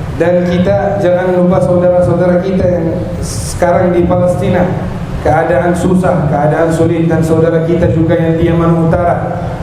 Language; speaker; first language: Indonesian; non-native, learner; Arabic